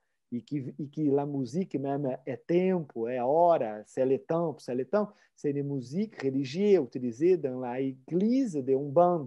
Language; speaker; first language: French; non-native, fluent; Portuguese